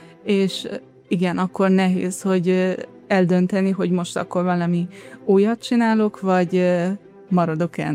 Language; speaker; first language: Hungarian; early bilingual, heritage; Hungarian